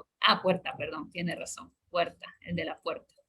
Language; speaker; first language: Spanish; native; Spanish